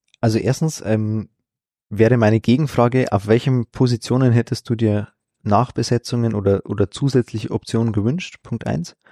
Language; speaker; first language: German; native; German